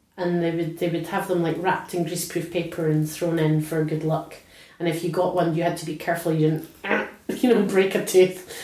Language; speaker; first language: English; native; English